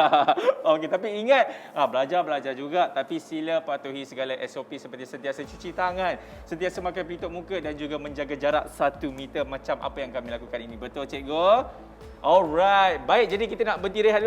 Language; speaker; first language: Malay; native; Malay